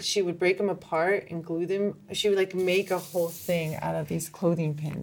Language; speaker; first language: English; early bilingual, other home language; Spanish